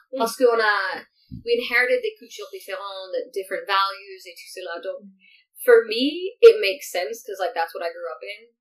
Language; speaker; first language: French; non-native, local second language; English